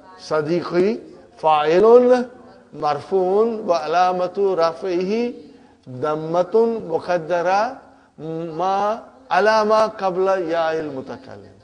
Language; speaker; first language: Arabic; non-native, fluent; Urdu